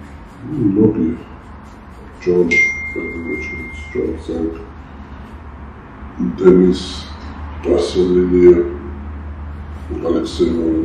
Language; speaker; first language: Russian; non-native, fluent; Georgian